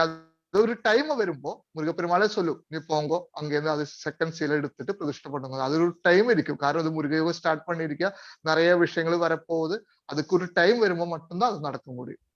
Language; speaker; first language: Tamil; non-native, learner; Malayalam